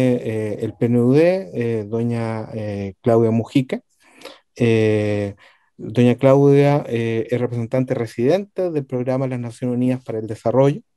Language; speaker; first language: Spanish; native; Spanish